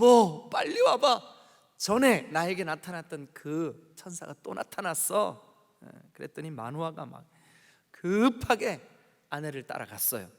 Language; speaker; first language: Korean; native; Korean